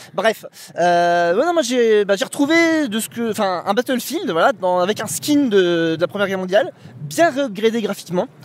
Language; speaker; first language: French; native; French